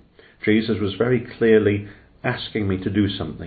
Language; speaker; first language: English; native; English